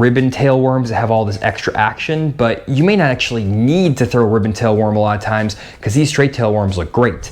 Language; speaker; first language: English; native; English